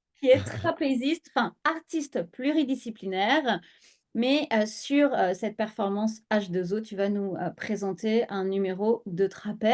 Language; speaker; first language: French; native; French